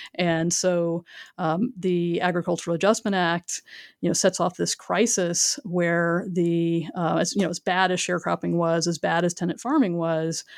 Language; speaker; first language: English; native; English